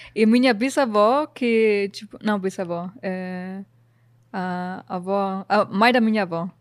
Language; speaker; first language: Portuguese; non-native, fluent; German